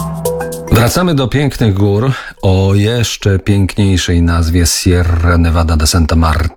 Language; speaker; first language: Polish; native; Polish